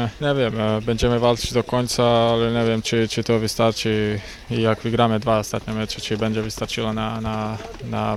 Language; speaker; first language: Polish; non-native, fluent; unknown